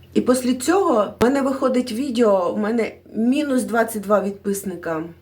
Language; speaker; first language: Ukrainian; non-native, local second language; Russian